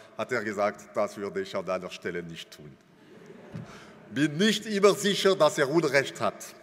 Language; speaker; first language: German; non-native, local second language; French